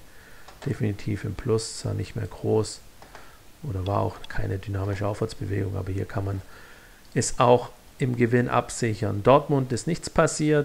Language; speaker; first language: German; native; German